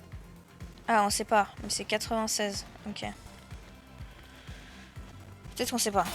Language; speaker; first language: French; native; French